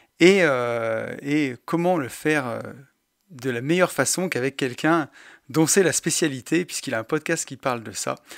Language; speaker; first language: French; native; French